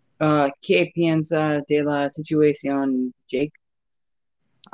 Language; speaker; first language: Spanish; non-native, learner; English